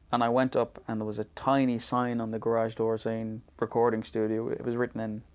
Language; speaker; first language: English; native; English